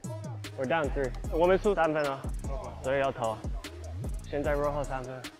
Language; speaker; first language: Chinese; early bilingual, heritage; English